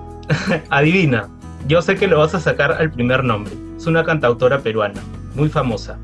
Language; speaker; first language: Spanish; native; Spanish